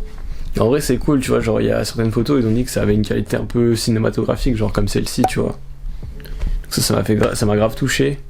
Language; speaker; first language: French; native; French